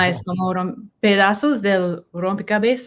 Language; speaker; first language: Spanish; non-native, learner; English